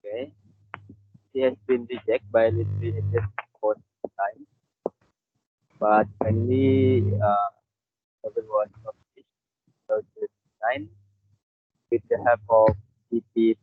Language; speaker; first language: English; non-native, local second language; Malay